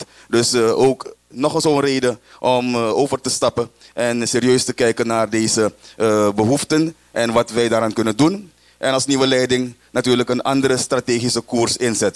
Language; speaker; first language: Dutch; native; Dutch